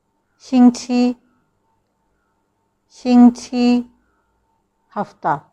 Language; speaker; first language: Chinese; non-native, fluent; Urdu